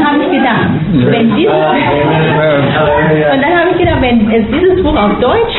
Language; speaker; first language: German; non-native, fluent; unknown